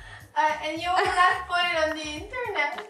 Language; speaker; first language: English; non-native, fluent; Czech